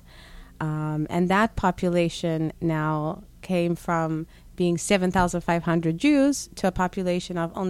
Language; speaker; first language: English; non-native, local second language; Shona